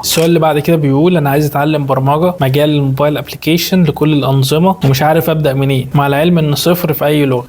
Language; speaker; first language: Arabic; native; Arabic